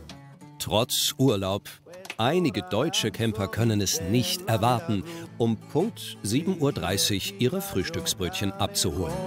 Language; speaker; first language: German; native; German